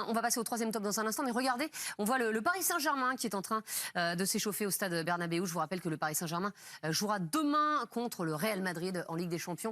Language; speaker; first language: French; native; French